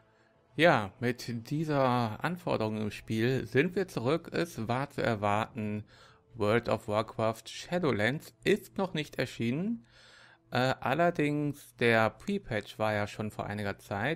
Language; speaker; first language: German; native; German